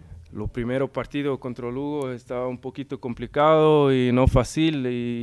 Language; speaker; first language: Spanish; non-native, learner; English